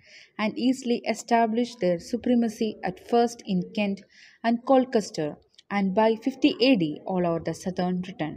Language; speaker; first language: English; non-native, local second language; Malayalam